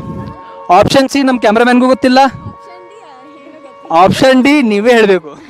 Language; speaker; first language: Kannada; non-native, local second language; Urdu